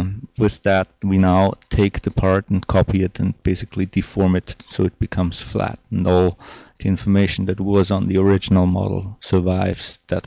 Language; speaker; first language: English; non-native, fluent; German